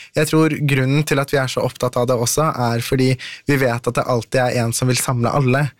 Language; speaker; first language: Norwegian; early bilingual, other home language; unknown